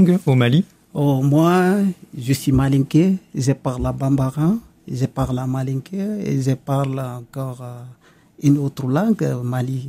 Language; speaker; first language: French; non-native, local second language; Bambara